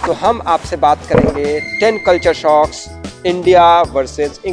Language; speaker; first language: Hindi; native; Hindi